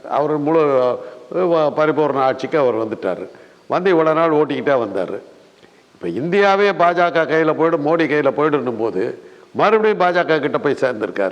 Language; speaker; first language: Tamil; native; Tamil